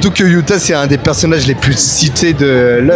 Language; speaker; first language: French; native; French